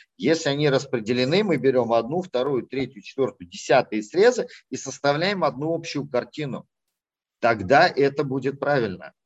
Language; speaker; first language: Russian; native; Russian